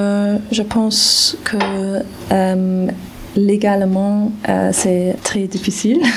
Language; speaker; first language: French; non-native, learner; German